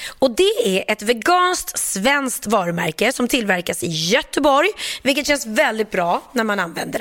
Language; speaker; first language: Swedish; native; Swedish